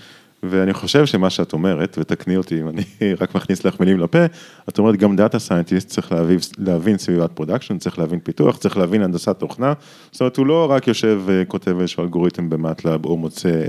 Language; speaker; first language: Hebrew; native; Hebrew